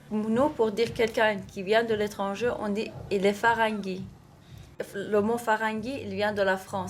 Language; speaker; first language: French; non-native, fluent; Persian